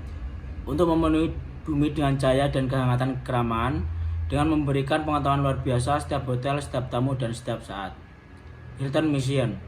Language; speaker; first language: Indonesian; native; Indonesian